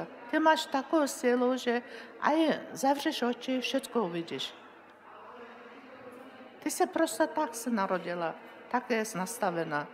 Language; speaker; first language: Czech; non-native, learner; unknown